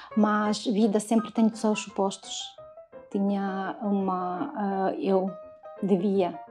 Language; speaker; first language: Portuguese; non-native, learner; Ukrainian